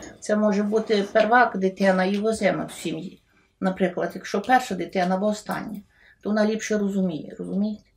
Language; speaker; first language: Ukrainian; native; Ukrainian